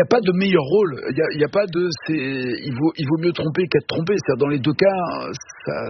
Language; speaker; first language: French; native; French